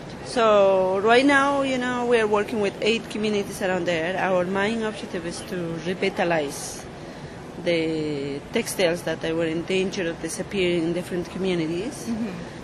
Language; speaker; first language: English; non-native, learner; Spanish